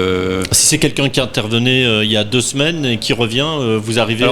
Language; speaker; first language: French; native; French